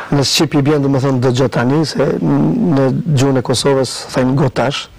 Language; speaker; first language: Albanian; early bilingual, heritage; Albanian